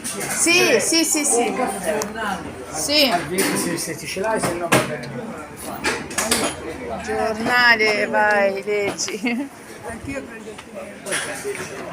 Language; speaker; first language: Italian; non-native, fluent; Ukrainian